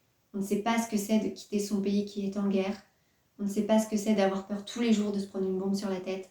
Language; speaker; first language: French; native; French